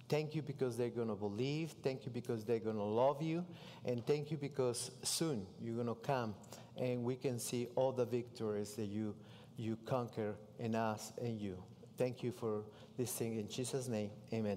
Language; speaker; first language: English; non-native, learner; Spanish